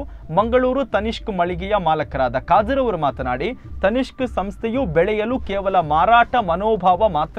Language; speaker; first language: Kannada; native; Kannada